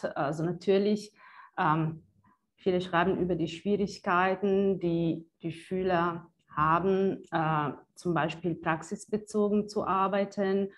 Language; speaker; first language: German; non-native, fluent; Italian